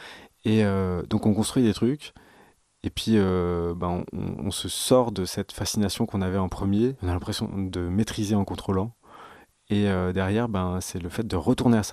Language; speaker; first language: French; native; French